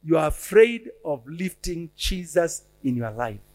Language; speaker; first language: English; non-native, local second language; Swahili